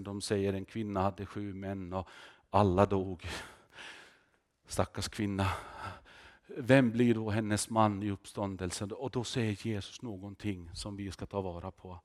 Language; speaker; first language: Swedish; non-native, fluent; Finnish